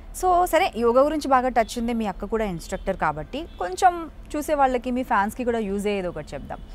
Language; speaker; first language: Telugu; native; Telugu